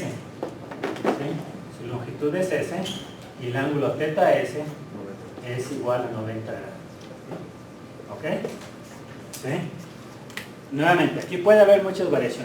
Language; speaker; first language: Spanish; native; Spanish